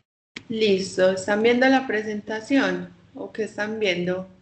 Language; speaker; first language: Spanish; native; Spanish